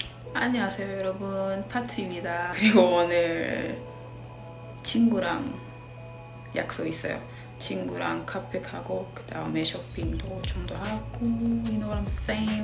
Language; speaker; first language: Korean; non-native, fluent; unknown